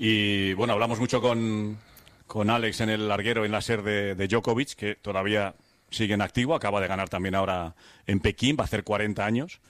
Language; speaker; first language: Spanish; native; Spanish